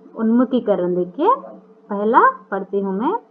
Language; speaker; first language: Hindi; non-native, local second language; Telugu